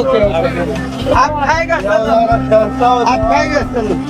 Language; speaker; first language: Hindi; non-native, learner; Bangla